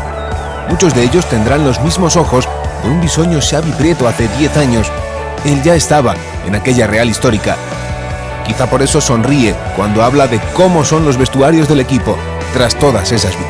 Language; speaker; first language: Spanish; native; Spanish